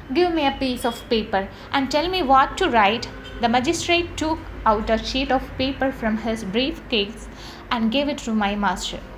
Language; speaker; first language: English; non-native, local second language; Malayalam